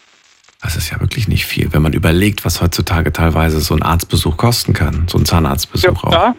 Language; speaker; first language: German; native; German